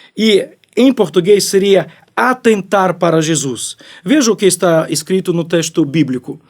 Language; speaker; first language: Portuguese; non-native, fluent; Ukrainian